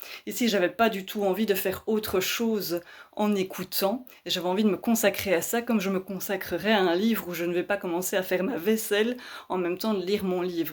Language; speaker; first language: French; native; French